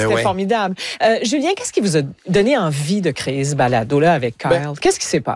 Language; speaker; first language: French; native; French